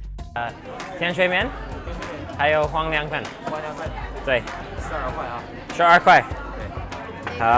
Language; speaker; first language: Chinese; non-native, learner; English